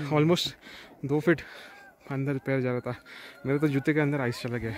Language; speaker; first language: Hindi; non-native, local second language; Marathi